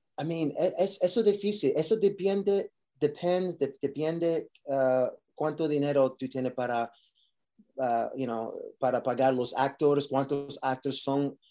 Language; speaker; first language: Spanish; early bilingual, heritage; Spanish